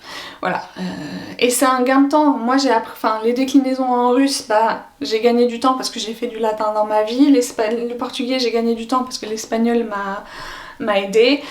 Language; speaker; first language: French; native; French